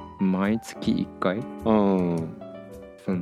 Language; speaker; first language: Japanese; non-native, fluent; Chinese